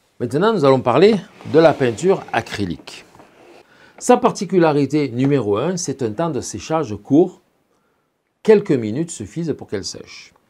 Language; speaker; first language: French; native; French